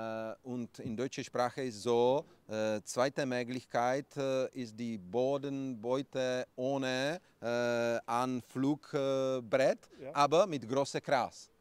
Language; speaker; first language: German; non-native, learner; Czech